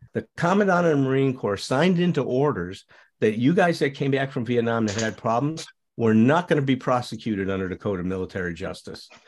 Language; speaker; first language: English; native; English